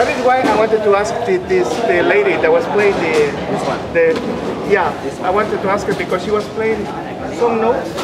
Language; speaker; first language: English; non-native, fluent; Spanish